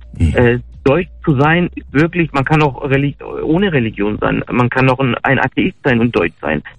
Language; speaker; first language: German; early bilingual, other home language; Turkish